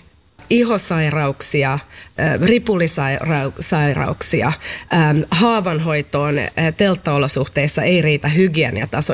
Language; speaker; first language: Finnish; native; Finnish